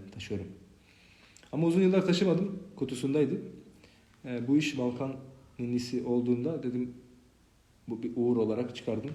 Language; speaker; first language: Turkish; native; Turkish